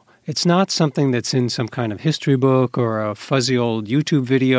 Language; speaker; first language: English; native; English